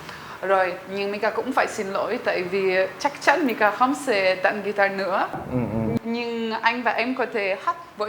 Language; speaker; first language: Vietnamese; non-native, learner; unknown